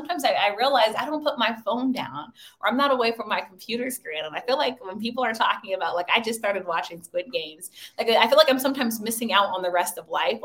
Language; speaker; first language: English; native; English